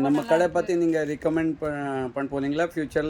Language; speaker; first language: Tamil; non-native, learner; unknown